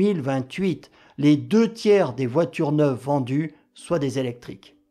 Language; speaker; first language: French; native; French